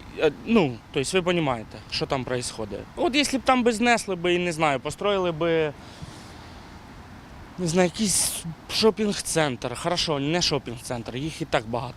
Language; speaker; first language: Ukrainian; non-native, local second language; Russian